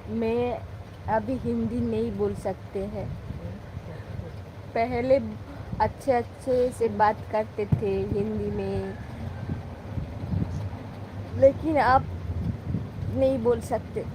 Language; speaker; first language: Hindi; non-native, local second language; Bangla